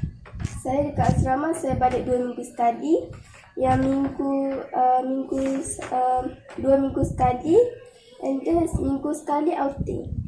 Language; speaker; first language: Malay; native; Malay